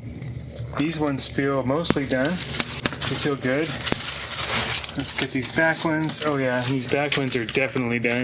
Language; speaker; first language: English; native; English